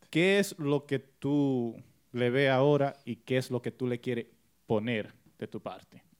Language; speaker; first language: Spanish; early bilingual, heritage; Spanish